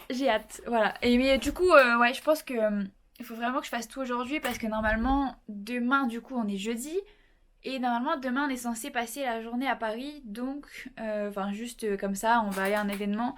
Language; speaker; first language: French; native; French